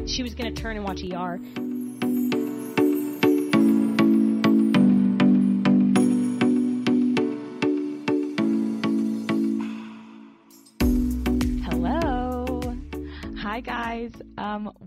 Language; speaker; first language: English; native; English